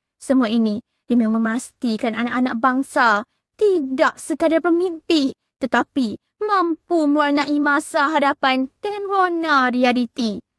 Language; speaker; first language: Malay; native; Malay